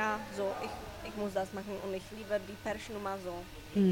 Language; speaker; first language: German; non-native, learner; Czech